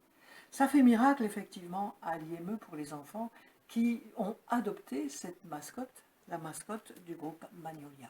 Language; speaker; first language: French; native; French